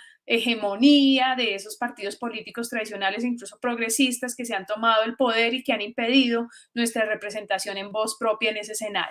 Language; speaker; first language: Spanish; native; Spanish